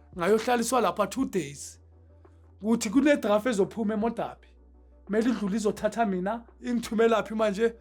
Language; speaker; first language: Zulu; native; Zulu